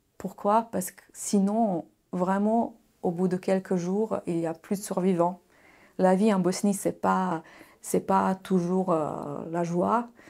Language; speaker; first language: French; non-native, fluent; Bosnian